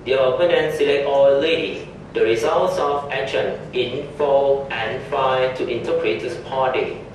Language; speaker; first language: English; non-native, learner; Thai